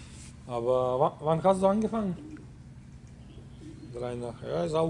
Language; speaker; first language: German; non-native, learner; Polish